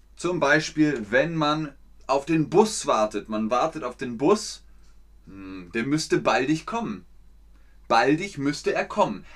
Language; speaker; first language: German; native; German